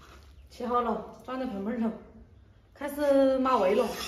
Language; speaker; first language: Chinese; native; Chinese